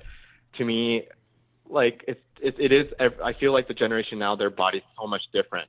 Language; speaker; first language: English; early bilingual, other home language; Japanese